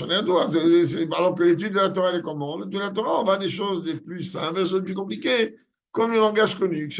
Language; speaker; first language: French; native; French